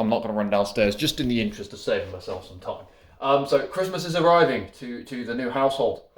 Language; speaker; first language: English; native; English